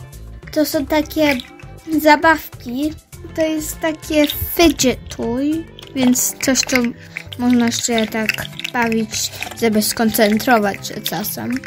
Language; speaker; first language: Polish; early bilingual, heritage; Polish